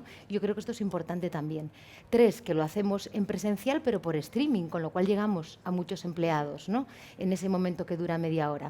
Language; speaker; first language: Spanish; native; Spanish